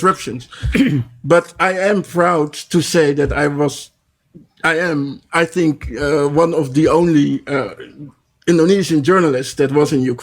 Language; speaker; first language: English; non-native, fluent; Dutch